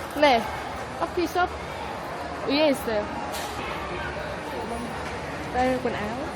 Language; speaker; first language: Korean; non-native, learner; Vietnamese